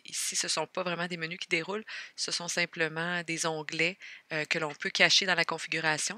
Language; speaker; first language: French; native; French